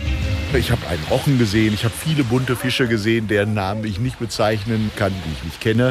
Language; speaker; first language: German; native; German